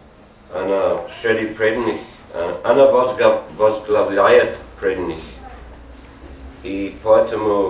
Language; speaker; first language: Russian; non-native, learner; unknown